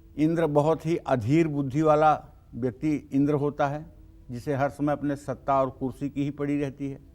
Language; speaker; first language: Hindi; native; Hindi